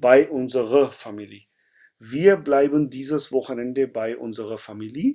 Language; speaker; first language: German; non-native, fluent; Hindi